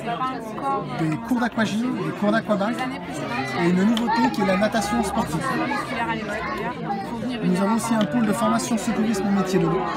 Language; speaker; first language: French; native; French